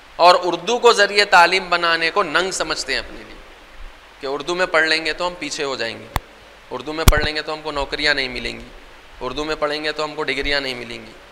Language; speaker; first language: Urdu; native; Urdu